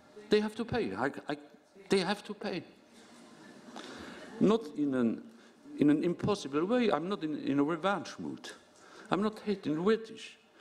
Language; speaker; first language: English; non-native, fluent; Luxembourgish